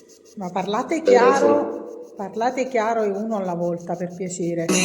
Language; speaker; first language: Italian; native; Italian